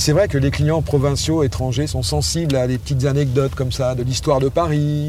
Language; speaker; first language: French; native; French